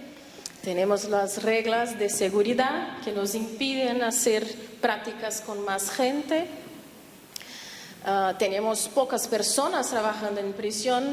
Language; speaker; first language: Spanish; non-native, fluent; Portuguese